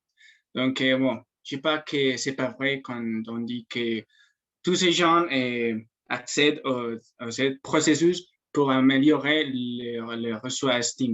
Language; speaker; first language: French; non-native, fluent; Spanish